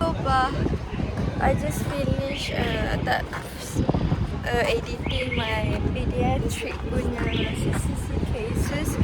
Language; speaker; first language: English; non-native, local second language; Malay